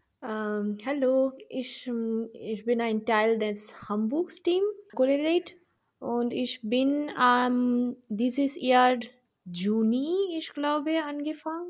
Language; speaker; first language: German; non-native, learner; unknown